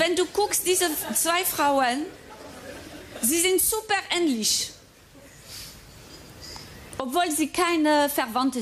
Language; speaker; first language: German; non-native, fluent; French